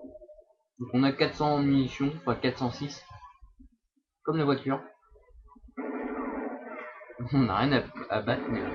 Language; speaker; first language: French; native; French